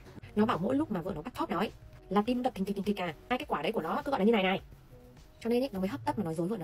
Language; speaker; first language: Vietnamese; native; Vietnamese